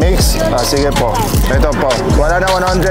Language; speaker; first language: Filipino; non-native, learner; Arabic